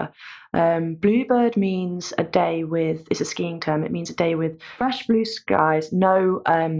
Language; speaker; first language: English; native; English